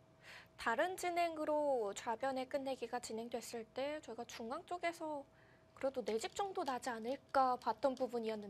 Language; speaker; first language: Korean; native; Korean